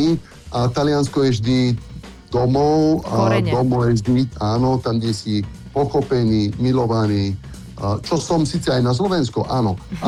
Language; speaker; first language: Slovak; non-native, fluent; Italian